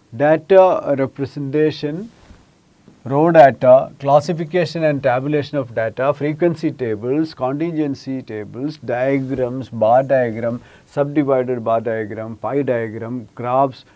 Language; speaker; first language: English; non-native, local second language; Malayalam